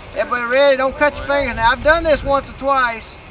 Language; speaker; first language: English; native; English